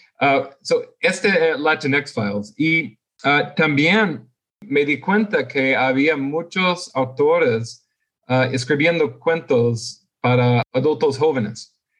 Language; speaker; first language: Spanish; non-native, fluent; English